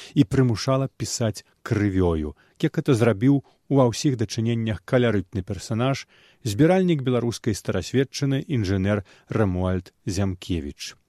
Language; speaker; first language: Belarusian; native; Belarusian